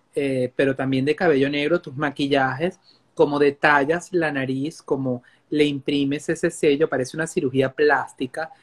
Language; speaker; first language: Spanish; native; Spanish